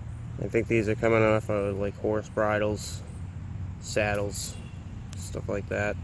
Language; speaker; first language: English; native; English